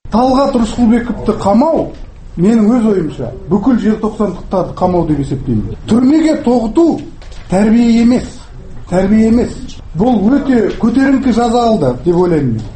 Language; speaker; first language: Kazakh; native; Kazakh